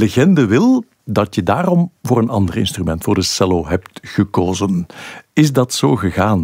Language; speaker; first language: Dutch; native; Dutch